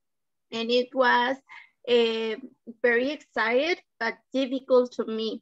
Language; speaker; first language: English; non-native, learner; Spanish